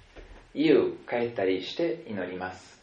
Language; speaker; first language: Japanese; non-native, fluent; German